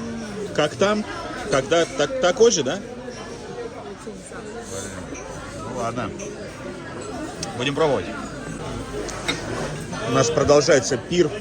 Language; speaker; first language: Russian; native; Russian